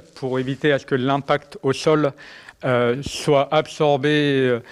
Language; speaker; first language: French; native; French